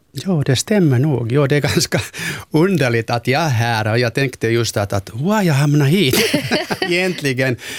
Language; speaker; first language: Swedish; non-native, local second language; Finnish